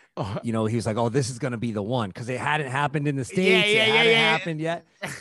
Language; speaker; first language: English; native; English